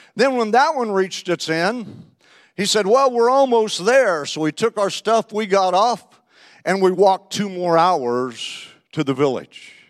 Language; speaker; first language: English; native; English